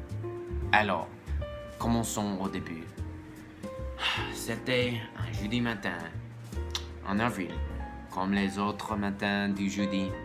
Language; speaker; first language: French; non-native, learner; English